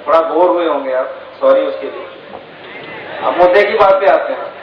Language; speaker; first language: Hindi; non-native, local second language; Marathi